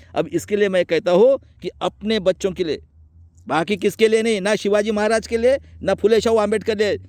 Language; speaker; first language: Hindi; non-native, local second language; Marathi